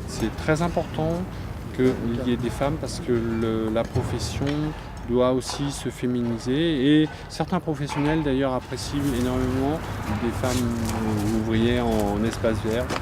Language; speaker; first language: French; native; French